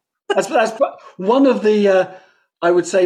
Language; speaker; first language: English; native; English